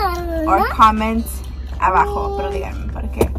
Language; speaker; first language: Spanish; early bilingual, heritage; Spanish